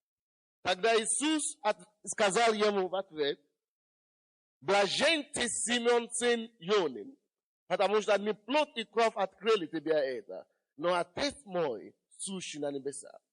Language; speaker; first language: Russian; non-native, fluent; Yoruba